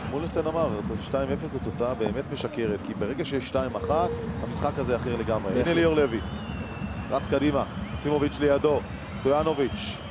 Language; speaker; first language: Hebrew; native; Hebrew